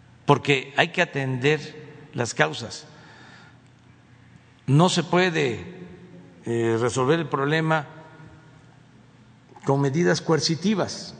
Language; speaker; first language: Spanish; native; Spanish